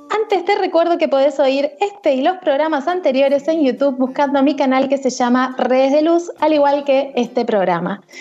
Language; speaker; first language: Spanish; native; Spanish